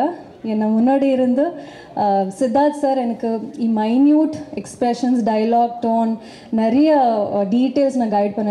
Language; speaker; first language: Tamil; non-native, local second language; Kannada